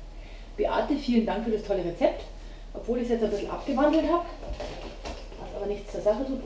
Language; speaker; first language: German; native; German